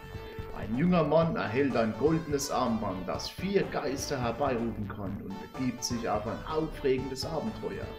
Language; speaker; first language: German; native; German